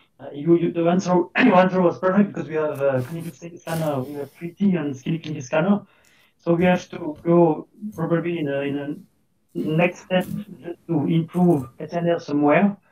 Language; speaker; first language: English; non-native, fluent; French